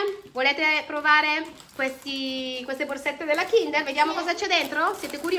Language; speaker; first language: Italian; native; Italian